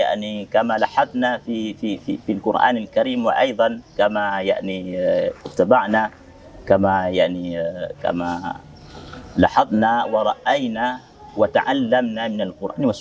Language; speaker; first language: Arabic; non-native, fluent; Indonesian